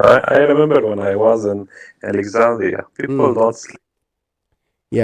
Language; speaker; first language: English; non-native, learner; Arabic